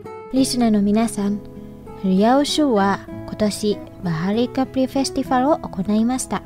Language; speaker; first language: Japanese; non-native, fluent; Indonesian